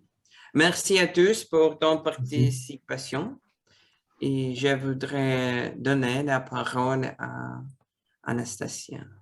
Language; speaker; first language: French; non-native, fluent; Russian